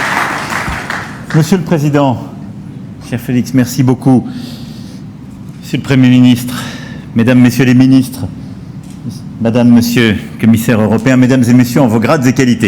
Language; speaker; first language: French; native; French